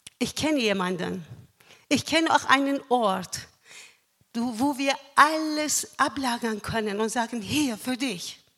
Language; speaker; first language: German; non-native, fluent; Persian